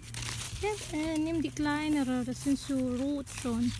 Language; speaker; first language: German; non-native, learner; Filipino